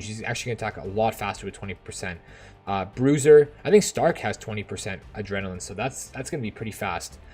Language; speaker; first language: English; native; English